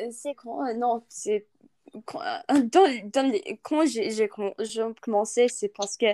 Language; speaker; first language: French; non-native, learner; English